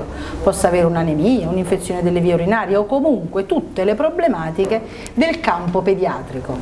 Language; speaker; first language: Italian; native; Italian